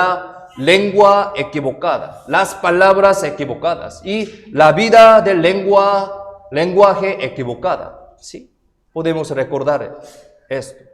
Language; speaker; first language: Spanish; non-native, fluent; Korean